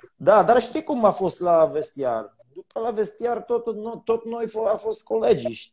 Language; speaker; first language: Romanian; non-native, learner; Polish